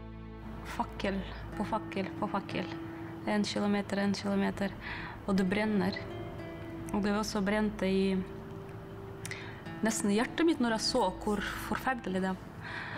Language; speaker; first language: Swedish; non-native, fluent; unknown